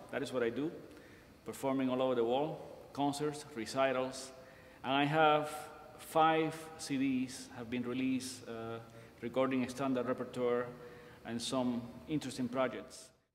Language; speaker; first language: English; non-native, fluent; Spanish